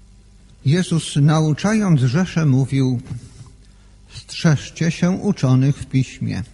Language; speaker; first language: Polish; native; Polish